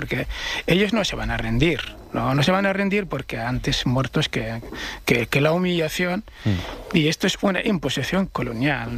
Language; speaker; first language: Spanish; non-native, fluent; Arabic